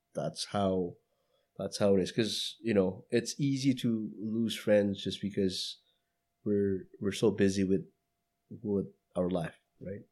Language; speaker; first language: English; non-native, fluent; Indonesian